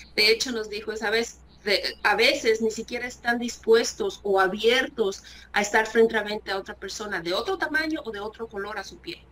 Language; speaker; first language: Spanish; native; Spanish